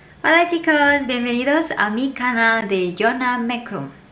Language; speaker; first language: Spanish; non-native, fluent; Indonesian